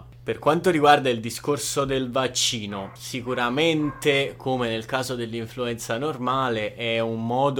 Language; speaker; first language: Italian; native; Italian